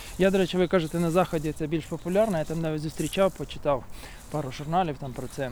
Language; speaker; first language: Ukrainian; native; Ukrainian